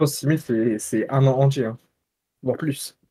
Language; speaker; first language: French; native; French